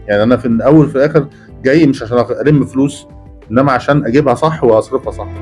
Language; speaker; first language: Egyptian Arabic; native; Egyptian Arabic